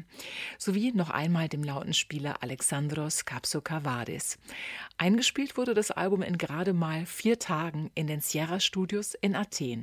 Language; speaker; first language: German; native; German